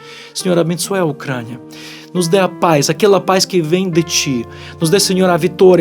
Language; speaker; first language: Portuguese; non-native, fluent; Ukrainian